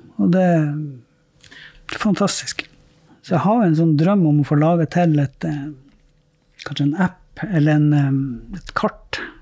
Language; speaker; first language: Norwegian; native; Norwegian